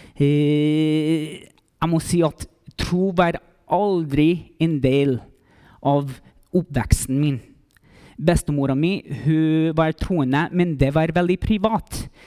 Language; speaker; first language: Norwegian; non-native, fluent; English